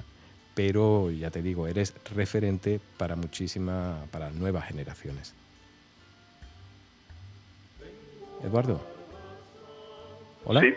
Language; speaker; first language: Spanish; native; Spanish